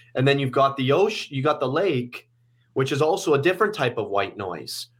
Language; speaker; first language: English; native; English